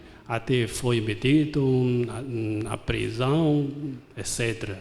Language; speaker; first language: Portuguese; non-native, fluent; Chinese